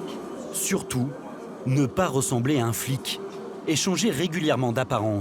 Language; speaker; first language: French; native; French